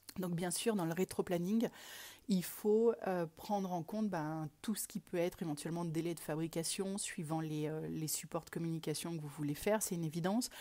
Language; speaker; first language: French; native; French